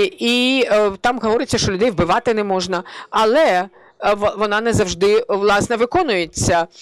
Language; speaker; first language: Ukrainian; early bilingual, heritage; Ukrainian